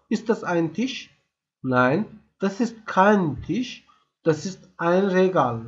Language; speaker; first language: German; non-native, fluent; Turkish